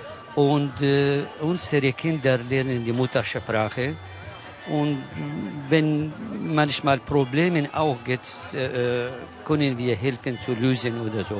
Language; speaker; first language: German; non-native, learner; Kurdish